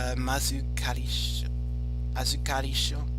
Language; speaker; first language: Japanese; non-native, learner; English